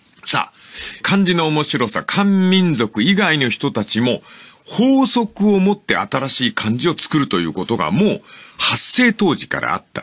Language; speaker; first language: Japanese; native; Japanese